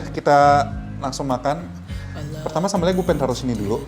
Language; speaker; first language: Indonesian; native; Indonesian